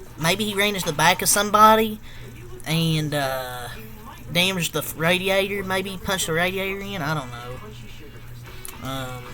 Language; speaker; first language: English; native; English